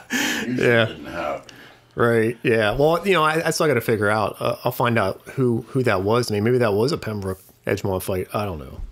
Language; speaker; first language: English; native; English